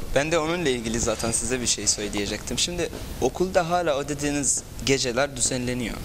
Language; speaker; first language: Turkish; non-native, fluent; Arabic